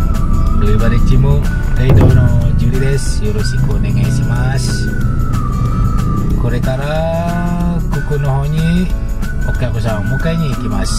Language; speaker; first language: Japanese; non-native, learner; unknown